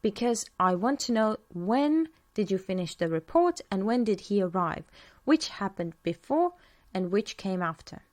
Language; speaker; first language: English; non-native, fluent; Estonian